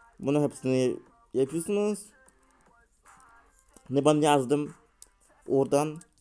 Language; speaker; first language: Turkish; non-native, learner; Russian